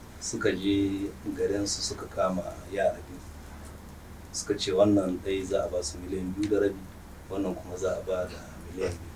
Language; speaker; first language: Hausa; non-native, local second language; Fula